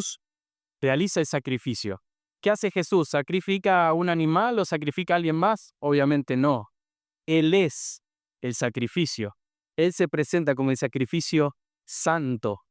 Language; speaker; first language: Spanish; native; Spanish